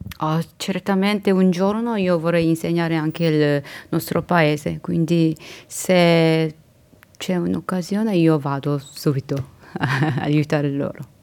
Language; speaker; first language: Italian; non-native, learner; Korean